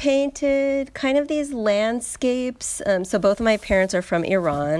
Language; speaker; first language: English; native; English